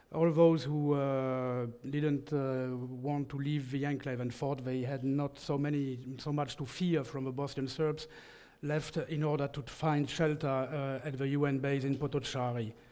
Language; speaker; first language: English; non-native, fluent; French